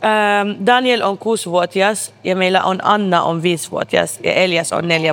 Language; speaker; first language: Finnish; early bilingual, other home language; Arabic